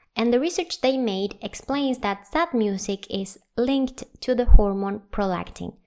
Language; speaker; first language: English; non-native, fluent; Spanish